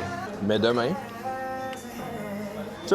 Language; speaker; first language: French; native; French